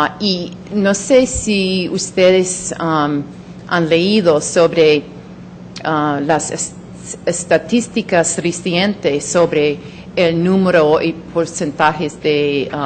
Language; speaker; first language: Spanish; non-native, fluent; English